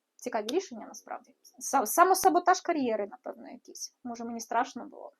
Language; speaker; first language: Ukrainian; non-native, local second language; Russian